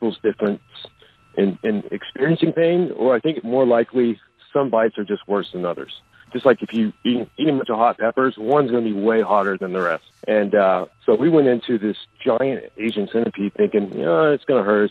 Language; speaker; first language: English; native; English